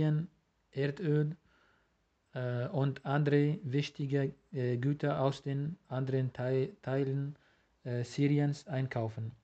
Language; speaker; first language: German; non-native, learner; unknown